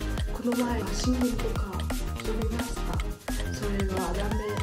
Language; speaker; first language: Japanese; non-native, learner; Vietnamese